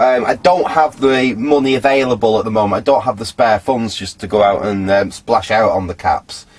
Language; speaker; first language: English; native; English